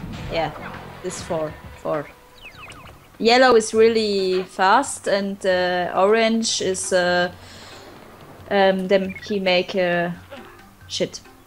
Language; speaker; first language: English; non-native, learner; German